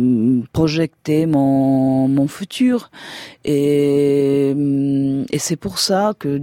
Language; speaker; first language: French; non-native, fluent; German